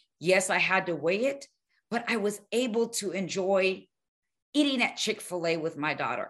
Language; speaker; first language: English; early bilingual, other home language; Spanish